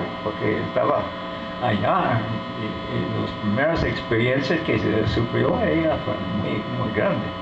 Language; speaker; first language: Spanish; non-native, fluent; English